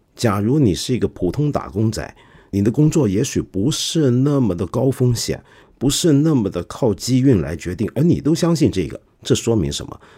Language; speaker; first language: Chinese; non-native, local second language; Cantonese